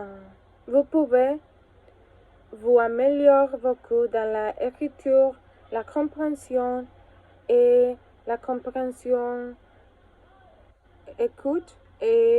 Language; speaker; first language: French; non-native, learner; Spanish